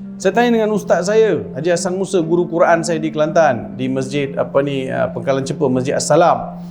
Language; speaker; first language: Malay; non-native, local second language; Tamil